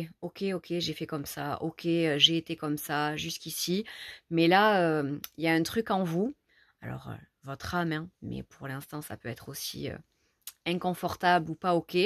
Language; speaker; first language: French; native; French